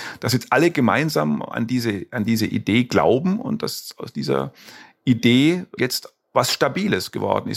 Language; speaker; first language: German; native; German